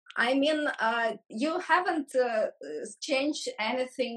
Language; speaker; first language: English; non-native, fluent; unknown